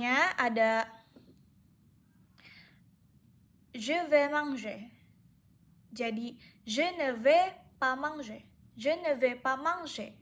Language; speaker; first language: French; non-native, learner; Indonesian